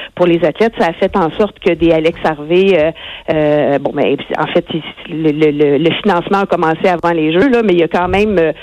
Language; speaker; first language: French; native; French